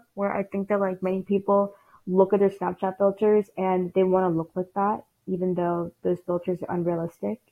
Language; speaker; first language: English; early bilingual, other home language; Tamil